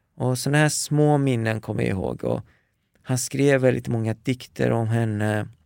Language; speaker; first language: Swedish; early bilingual, other home language; Persian